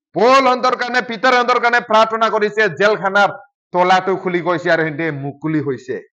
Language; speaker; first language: Assamese; non-native, local second language; Bodo